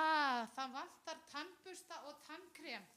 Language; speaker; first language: Icelandic; non-native, learner; Spanish